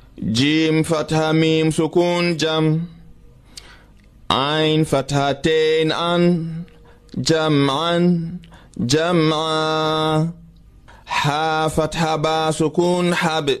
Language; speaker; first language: Arabic; non-native, fluent; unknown